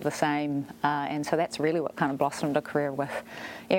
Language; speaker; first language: English; native; English